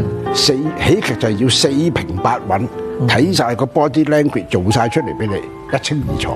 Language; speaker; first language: Cantonese; native; Cantonese